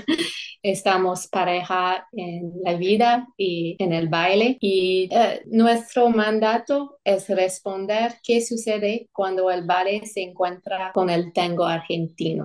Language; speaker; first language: Spanish; non-native, fluent; English